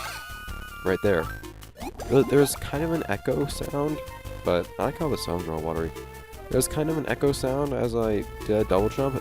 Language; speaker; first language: English; native; English